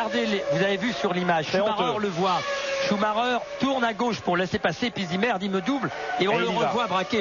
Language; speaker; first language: French; native; French